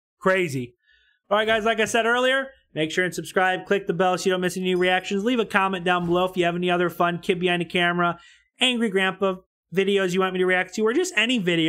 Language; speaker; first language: English; native; English